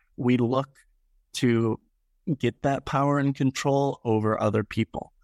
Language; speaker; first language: English; native; English